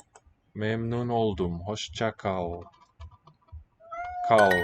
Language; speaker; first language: Turkish; non-native, learner; English